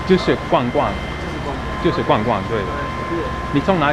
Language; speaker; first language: Chinese; non-native, fluent; English